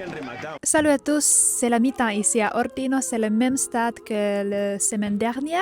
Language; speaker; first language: French; non-native, fluent; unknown